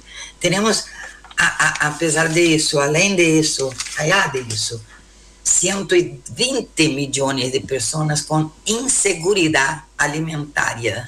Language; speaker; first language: Spanish; non-native, learner; Portuguese